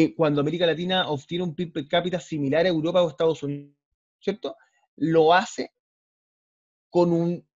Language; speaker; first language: Spanish; native; Spanish